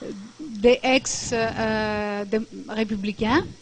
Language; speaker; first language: French; non-native, fluent; Greek